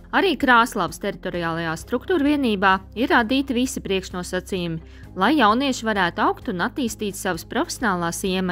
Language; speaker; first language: Latvian; native; Latvian